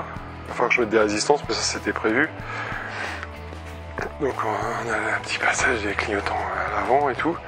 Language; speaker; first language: French; native; French